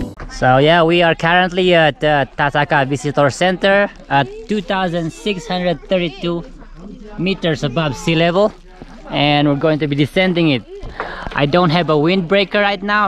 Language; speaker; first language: English; non-native, local second language; Filipino